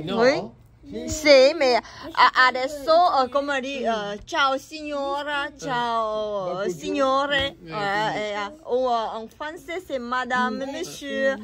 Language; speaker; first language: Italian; non-native, learner; Vietnamese